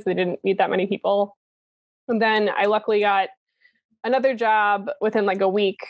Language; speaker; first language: English; native; English